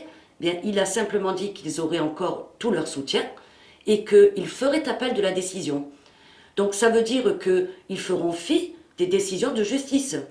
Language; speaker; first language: French; native; French